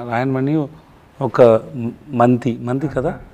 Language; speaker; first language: Telugu; non-native, learner; Tamil